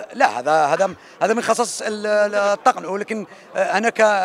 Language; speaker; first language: Arabic; native; Arabic